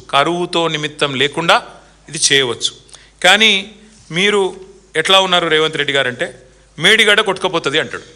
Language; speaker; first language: Telugu; native; Telugu